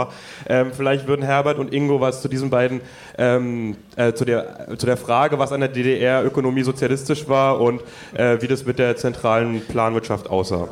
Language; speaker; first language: German; native; German